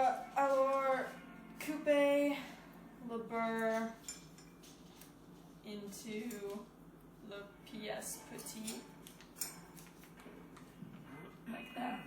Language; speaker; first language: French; non-native, learner; English